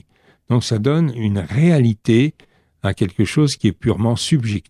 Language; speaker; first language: French; native; French